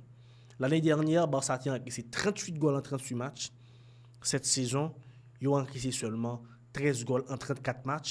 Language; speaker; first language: French; non-native, local second language; Haitian Creole